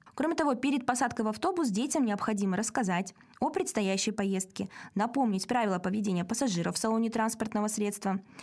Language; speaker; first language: Russian; native; Russian